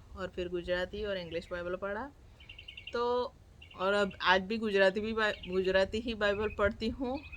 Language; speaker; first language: Hindi; non-native, local second language; Gujarati